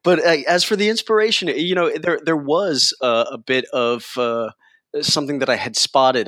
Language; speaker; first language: English; early bilingual, other home language; Spanish